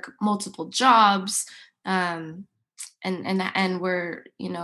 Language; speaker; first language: English; native; English